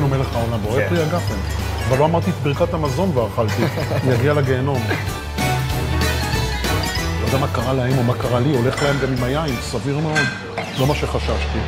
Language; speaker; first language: Hebrew; native; Hebrew